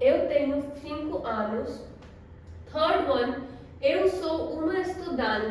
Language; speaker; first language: Portuguese; non-native, fluent; Hindi